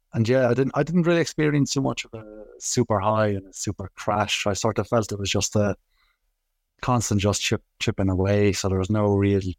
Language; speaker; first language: English; native; English